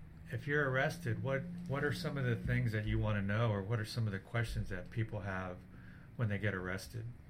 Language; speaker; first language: English; early bilingual, other home language; Spanish